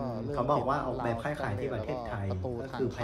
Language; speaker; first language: Thai; non-native, fluent; Vietnamese